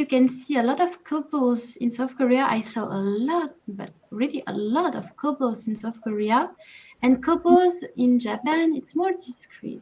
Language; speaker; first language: English; non-native, learner; French